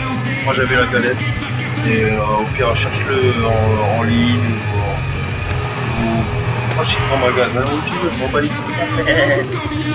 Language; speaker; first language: French; native; French